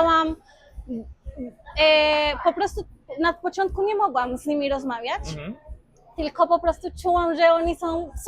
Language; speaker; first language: Polish; non-native, fluent; Spanish